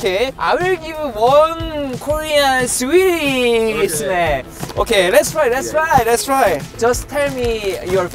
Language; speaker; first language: English; non-native, learner; Korean